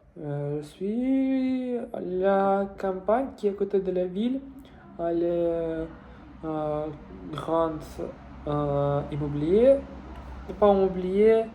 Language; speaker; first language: French; non-native, learner; Russian